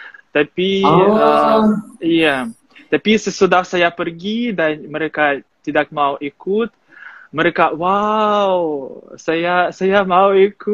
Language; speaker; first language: Indonesian; non-native, fluent; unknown